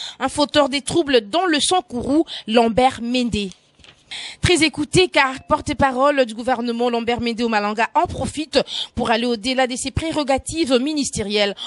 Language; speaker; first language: French; non-native, local second language; Lingala